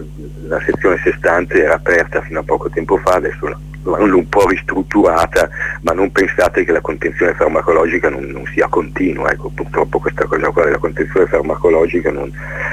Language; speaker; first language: Italian; native; Italian